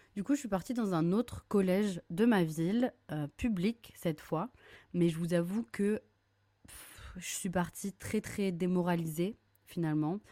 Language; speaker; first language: French; native; French